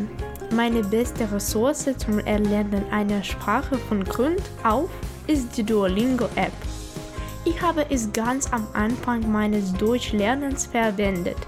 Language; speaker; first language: German; non-native, fluent; Ukrainian